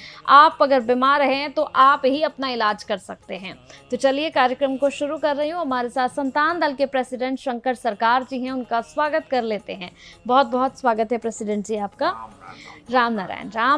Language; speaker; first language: Hindi; native; Hindi